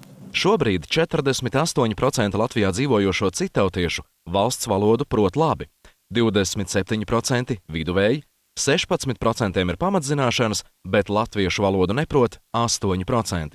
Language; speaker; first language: Latvian; native; Latvian